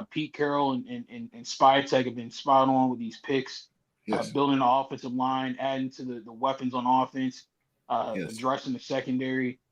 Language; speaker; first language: English; native; English